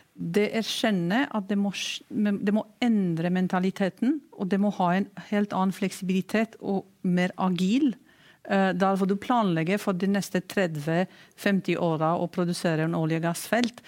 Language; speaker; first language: Norwegian; non-native, fluent; Romanian